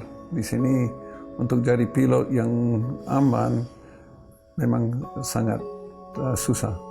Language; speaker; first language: Indonesian; non-native, fluent; English